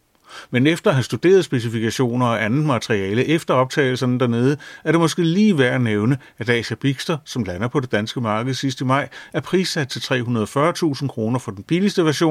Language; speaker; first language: Danish; native; Danish